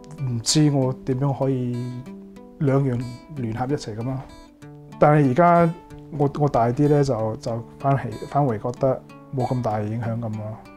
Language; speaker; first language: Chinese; early bilingual, heritage; Cantonese